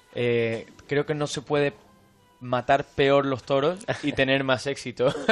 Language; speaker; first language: Spanish; native; Spanish